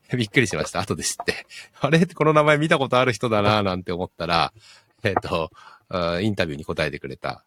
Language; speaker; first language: Japanese; native; Japanese